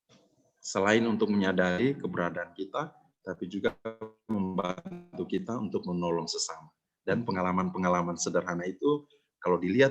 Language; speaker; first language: Indonesian; native; Indonesian